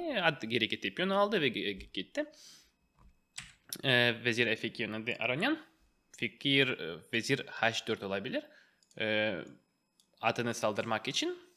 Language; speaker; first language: Turkish; non-native, fluent; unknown